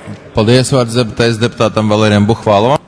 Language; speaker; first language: Latvian; native; Latvian